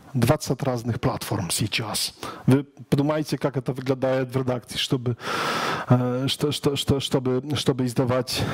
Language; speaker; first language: Russian; non-native, learner; Polish